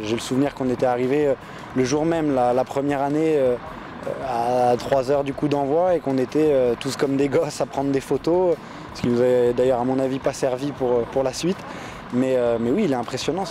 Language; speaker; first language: French; native; French